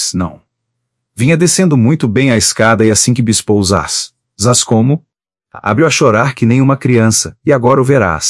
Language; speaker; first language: Portuguese; native; Portuguese